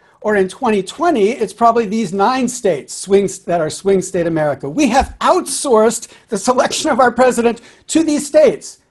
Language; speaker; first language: English; native; English